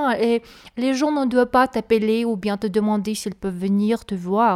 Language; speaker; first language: French; non-native, learner; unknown